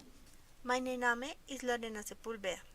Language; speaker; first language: German; non-native, learner; Spanish